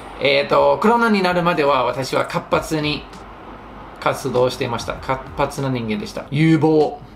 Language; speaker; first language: Japanese; non-native, fluent; English